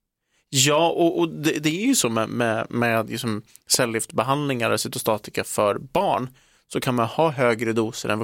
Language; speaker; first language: Swedish; native; Swedish